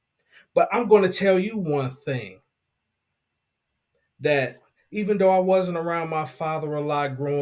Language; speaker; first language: English; native; English